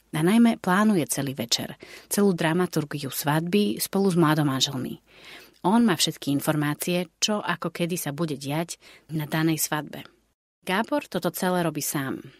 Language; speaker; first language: Slovak; native; Slovak